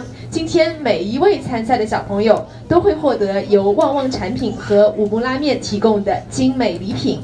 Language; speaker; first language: Chinese; native; Chinese